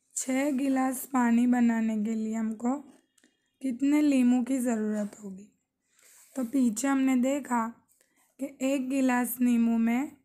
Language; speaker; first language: Urdu; native; Urdu